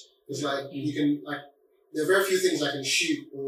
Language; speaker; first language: English; non-native, local second language; Yoruba